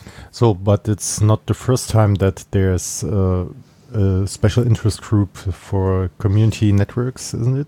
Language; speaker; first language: English; non-native, fluent; German